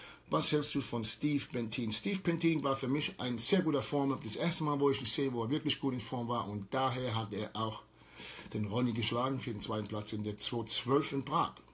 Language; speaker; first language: German; early bilingual, heritage; German